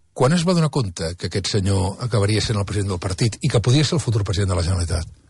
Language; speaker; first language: Catalan; native; Catalan